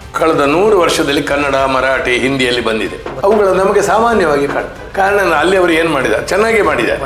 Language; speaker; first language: Kannada; native; Kannada